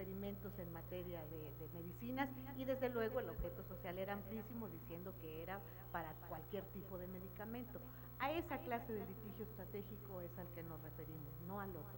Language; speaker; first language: Spanish; native; Spanish